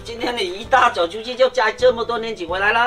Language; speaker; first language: Chinese; native; Chinese